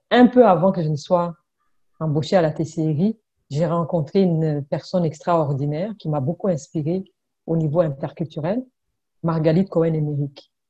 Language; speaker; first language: French; non-native, local second language; Kinyarwanda